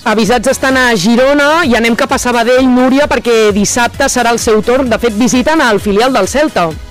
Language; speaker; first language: Catalan; native; Catalan